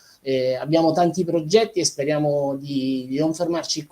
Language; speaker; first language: Italian; native; Italian